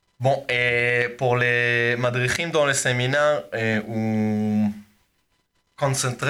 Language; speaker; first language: French; non-native, learner; Hebrew